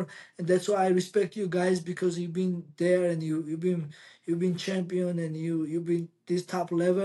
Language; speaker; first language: English; non-native, learner; Georgian